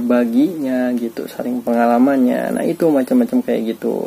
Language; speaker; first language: Indonesian; native; Indonesian